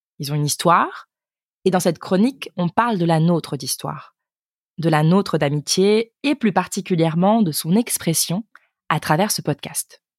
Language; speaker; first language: French; native; French